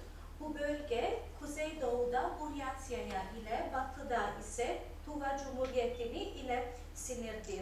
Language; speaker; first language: Turkish; non-native, fluent; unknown